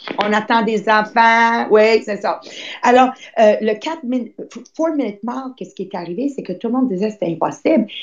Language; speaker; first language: French; native; French